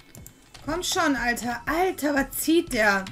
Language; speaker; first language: German; native; German